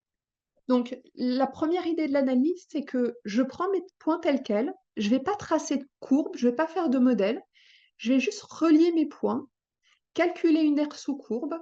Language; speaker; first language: French; native; French